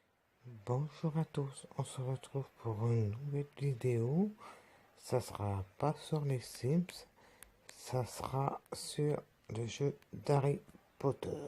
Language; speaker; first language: French; native; French